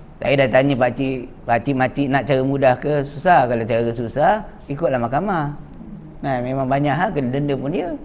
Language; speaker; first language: Malay; native; Malay